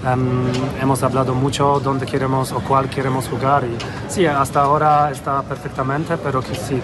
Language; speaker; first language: Spanish; non-native, fluent; Polish